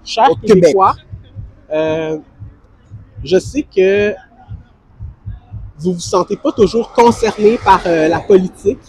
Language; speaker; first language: French; native; French